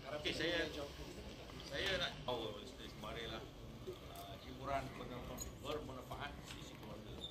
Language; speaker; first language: Malay; native; Malay